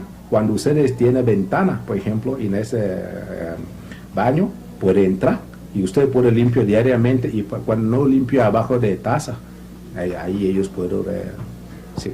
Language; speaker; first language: Spanish; non-native, learner; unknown